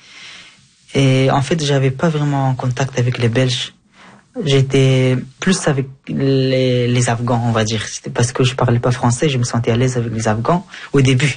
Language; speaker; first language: French; early bilingual, other home language; Persian